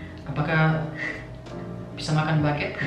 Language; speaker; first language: Indonesian; non-native, fluent; French